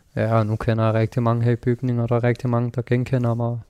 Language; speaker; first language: Danish; early bilingual, other home language; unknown